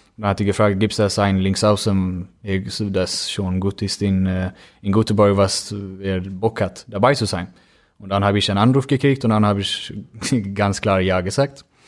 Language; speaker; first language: German; non-native, fluent; Swedish